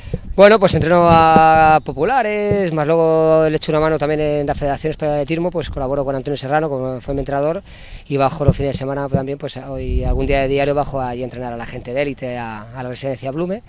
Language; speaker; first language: Spanish; native; Spanish